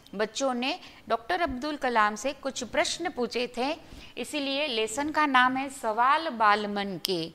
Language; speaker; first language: Hindi; non-native, local second language; Gujarati